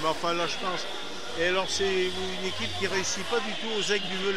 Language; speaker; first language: French; native; French